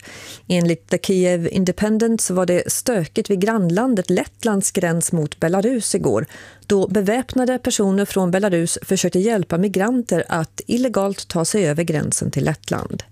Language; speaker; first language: Swedish; native; Swedish